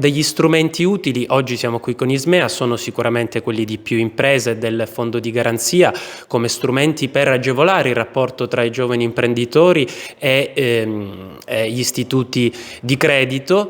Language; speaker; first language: Italian; native; Italian